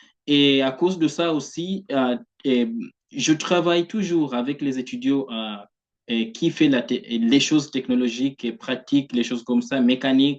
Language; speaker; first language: French; non-native, fluent; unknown